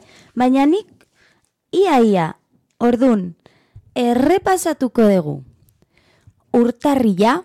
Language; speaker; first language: Basque; non-native, learner; Spanish